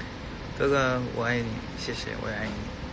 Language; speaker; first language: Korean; non-native, fluent; Chinese